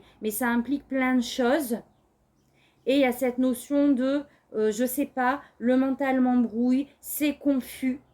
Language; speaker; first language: French; native; French